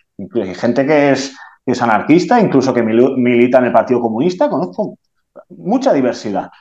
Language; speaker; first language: Spanish; non-native, local second language; Catalan